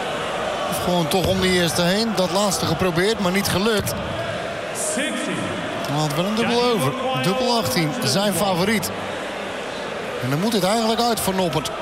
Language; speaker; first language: Dutch; native; Dutch